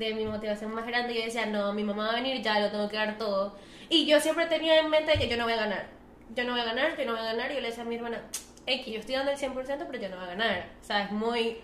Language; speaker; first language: Spanish; native; Spanish